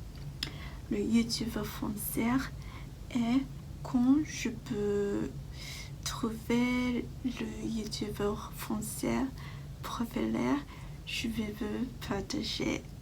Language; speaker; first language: French; non-native, learner; Japanese